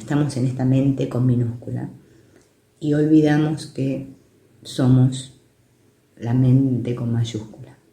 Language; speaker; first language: Spanish; native; Spanish